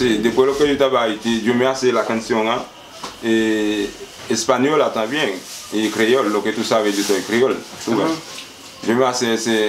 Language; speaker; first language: Spanish; non-native, learner; Haitian Creole